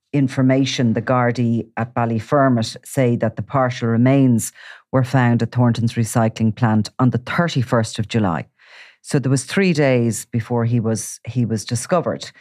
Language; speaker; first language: English; native; English